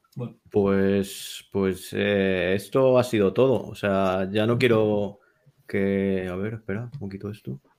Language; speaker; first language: Spanish; native; Spanish